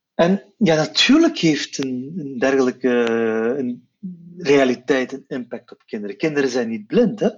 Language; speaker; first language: Dutch; non-native, local second language; Turkish